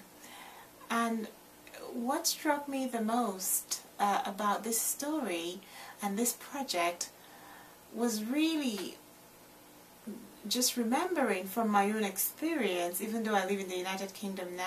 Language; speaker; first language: English; non-native, local second language; Igbo